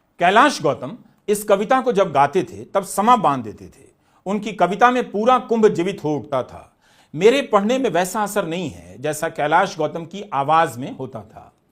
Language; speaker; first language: Hindi; non-native, local second language; Bhojpuri